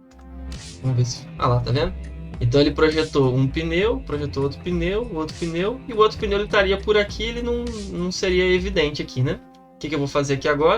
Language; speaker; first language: Portuguese; native; Portuguese